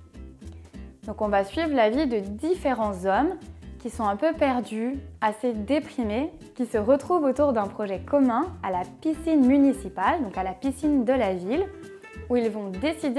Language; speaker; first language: French; native; French